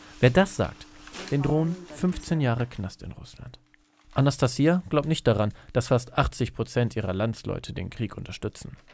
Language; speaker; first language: German; native; German